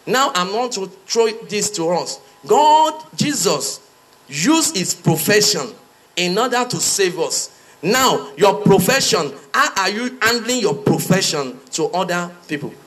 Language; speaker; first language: English; non-native, local second language; Yoruba